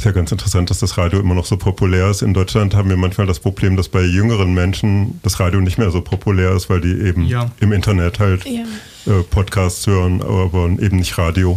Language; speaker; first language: German; native; German